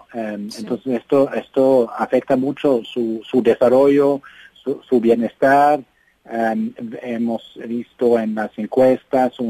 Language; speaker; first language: Spanish; non-native, fluent; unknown